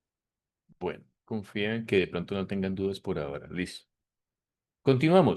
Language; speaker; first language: Spanish; native; Spanish